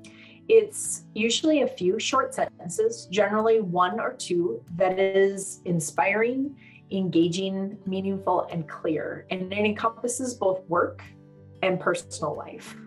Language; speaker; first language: English; native; English